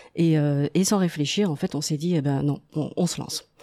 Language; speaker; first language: French; native; French